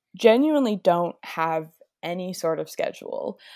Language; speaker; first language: English; native; English